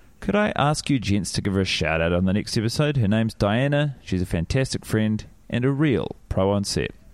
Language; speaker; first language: English; native; English